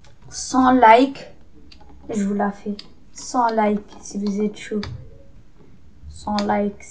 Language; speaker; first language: French; native; French